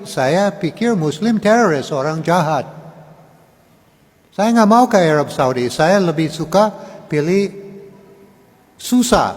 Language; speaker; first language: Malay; non-native, learner; English